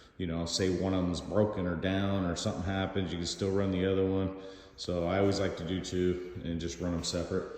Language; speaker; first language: English; native; English